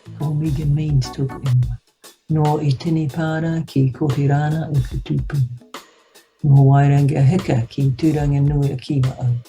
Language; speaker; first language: Māori; non-native, learner; English